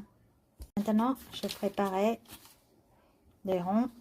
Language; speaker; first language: French; non-native, learner; Vietnamese